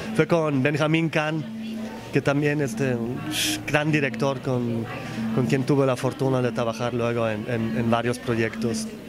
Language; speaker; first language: Spanish; non-native, fluent; Polish